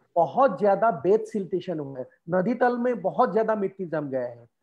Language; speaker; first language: Hindi; non-native, local second language; Assamese